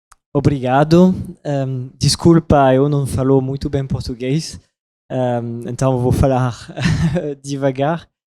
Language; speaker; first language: Portuguese; non-native, learner; French